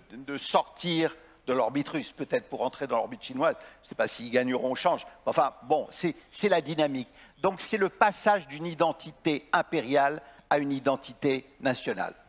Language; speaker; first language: French; native; French